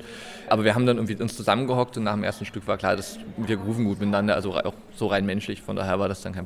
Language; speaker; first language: German; native; German